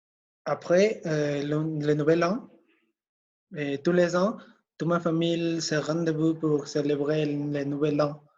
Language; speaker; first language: French; non-native, learner; Spanish